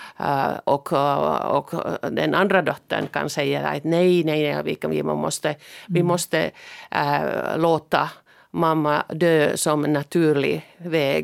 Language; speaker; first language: Swedish; non-native, local second language; Finnish